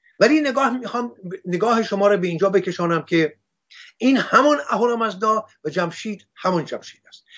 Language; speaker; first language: Persian; non-native, local second language; Assyrian Neo-Aramaic